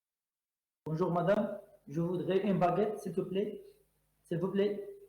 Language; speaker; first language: French; non-native, local second language; Arabic